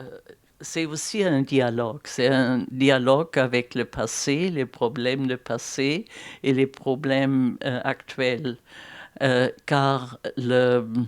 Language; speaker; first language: French; non-native, fluent; German